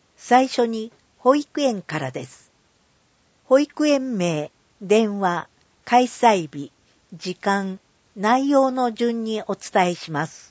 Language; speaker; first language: Japanese; native; Japanese